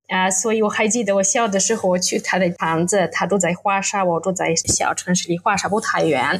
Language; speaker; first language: Chinese; non-native, fluent; Polish